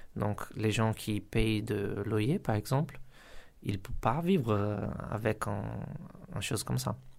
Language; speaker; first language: French; non-native, learner; Portuguese